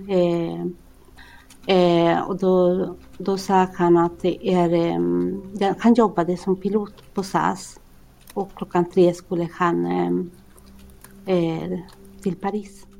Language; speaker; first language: Swedish; non-native, fluent; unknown